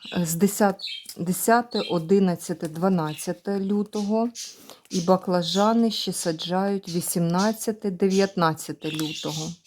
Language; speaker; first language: Ukrainian; native; Ukrainian